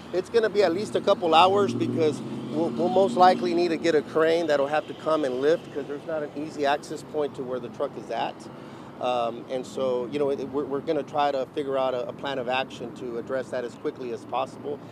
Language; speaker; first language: English; early bilingual, other home language; Spanish